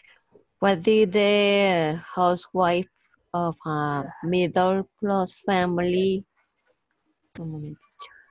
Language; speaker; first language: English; non-native, learner; Spanish